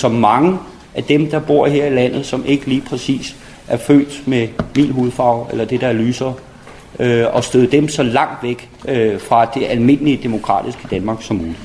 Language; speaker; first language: Danish; native; Danish